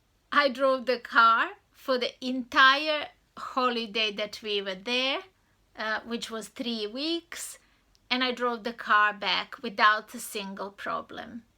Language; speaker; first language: English; non-native, fluent; Serbian